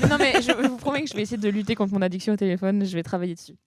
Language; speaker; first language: French; native; French